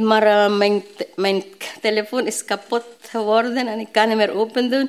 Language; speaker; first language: Dutch; non-native, learner; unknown